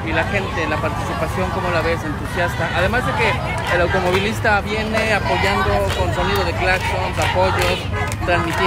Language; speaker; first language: Spanish; native; Spanish